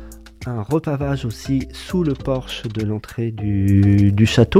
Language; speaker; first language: French; native; French